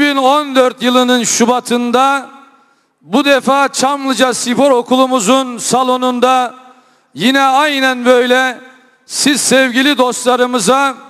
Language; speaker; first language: Turkish; native; Turkish